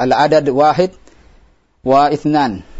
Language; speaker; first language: Arabic; non-native, fluent; Indonesian